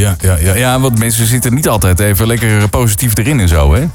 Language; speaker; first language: Dutch; native; Dutch